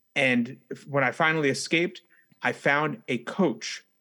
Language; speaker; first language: English; native; English